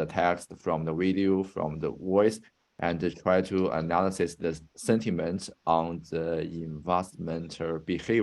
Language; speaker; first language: English; non-native, fluent; Chinese